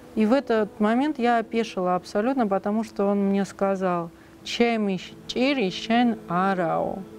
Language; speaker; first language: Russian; non-native, local second language; Georgian